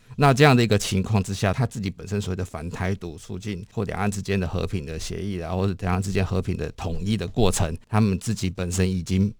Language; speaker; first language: Chinese; native; Chinese